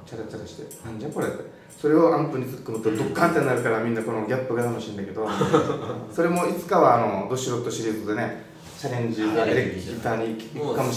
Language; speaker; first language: Japanese; native; Japanese